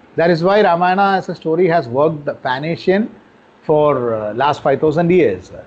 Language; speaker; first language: English; non-native, local second language; Malayalam